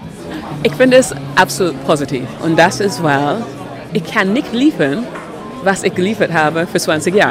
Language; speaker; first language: German; non-native, fluent; English